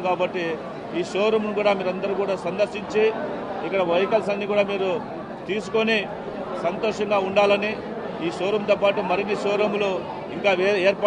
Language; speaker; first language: Telugu; native; Telugu